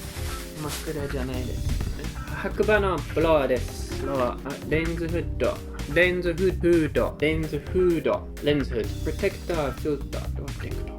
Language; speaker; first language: Japanese; non-native, learner; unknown